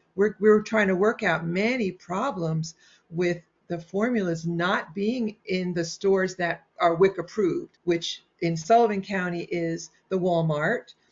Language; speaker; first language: English; native; English